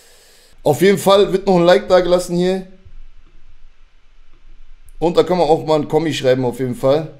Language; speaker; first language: German; native; German